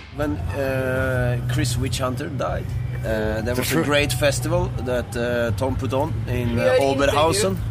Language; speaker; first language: English; non-native, fluent; Swedish